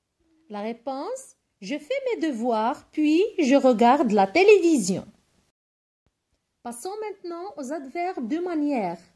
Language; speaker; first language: French; non-native, local second language; Arabic